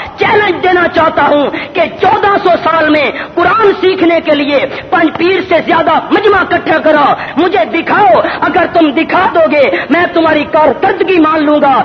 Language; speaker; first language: Urdu; non-native, local second language; Punjabi